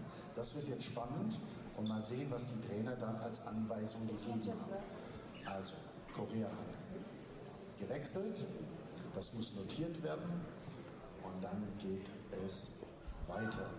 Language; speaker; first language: German; native; German